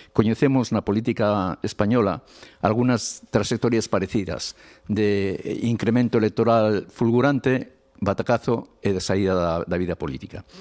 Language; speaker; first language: Galician; non-native, local second language; Spanish